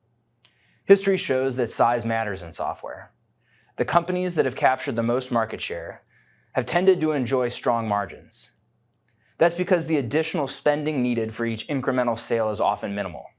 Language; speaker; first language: English; native; English